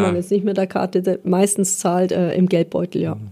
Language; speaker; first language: German; native; German